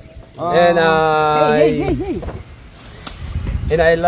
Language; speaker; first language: English; non-native, learner; Filipino